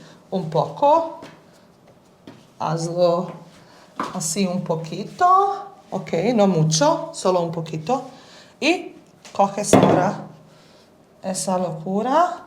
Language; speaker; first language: Spanish; early bilingual, heritage; Bosnian